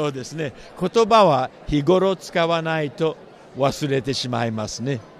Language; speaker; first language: Japanese; early bilingual, heritage; English